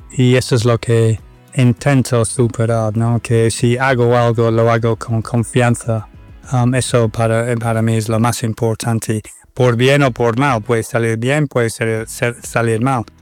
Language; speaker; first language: Spanish; non-native, fluent; English